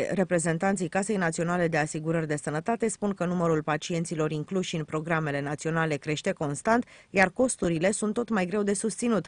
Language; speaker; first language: Romanian; native; Romanian